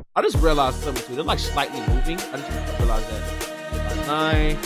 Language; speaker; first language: English; native; English